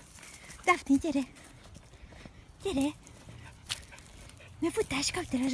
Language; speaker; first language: Hungarian; native; Hungarian